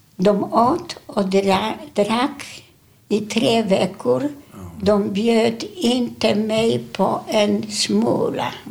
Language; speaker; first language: Swedish; non-native, fluent; Polish